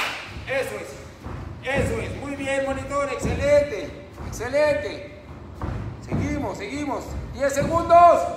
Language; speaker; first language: Spanish; native; Spanish